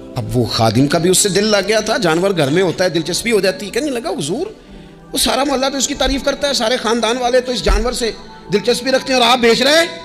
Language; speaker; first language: Urdu; non-native, local second language; Punjabi